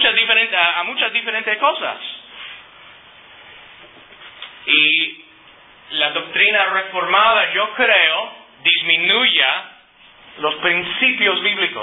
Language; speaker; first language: Spanish; non-native, fluent; English